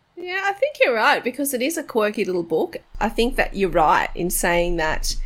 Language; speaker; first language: English; native; English